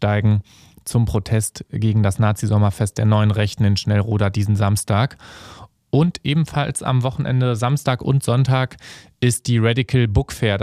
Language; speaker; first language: German; native; German